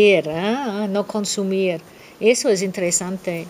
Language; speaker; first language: Spanish; non-native, fluent; English